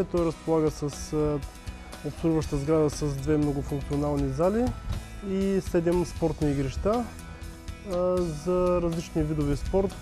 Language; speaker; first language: Bulgarian; native; Bulgarian